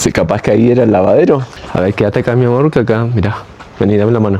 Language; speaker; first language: Spanish; native; Spanish